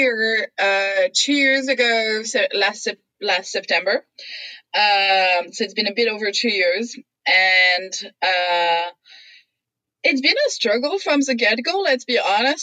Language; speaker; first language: English; non-native, fluent; French